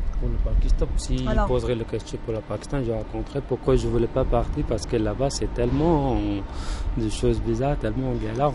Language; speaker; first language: French; non-native, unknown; Urdu